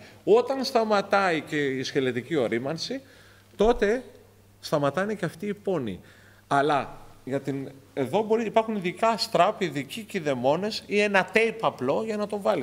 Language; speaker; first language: Greek; native; Greek